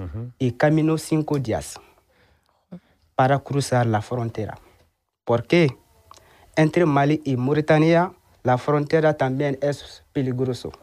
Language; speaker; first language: Spanish; non-native, learner; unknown